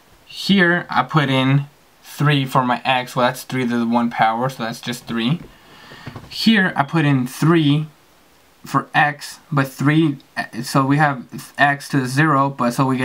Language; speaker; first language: English; native; English